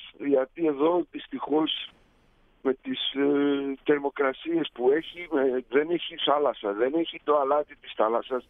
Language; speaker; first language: Greek; early bilingual, heritage; Greek